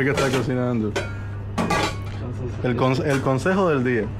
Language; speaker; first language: Spanish; native; Spanish